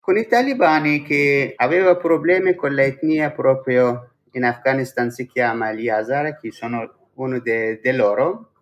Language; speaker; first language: Italian; non-native, fluent; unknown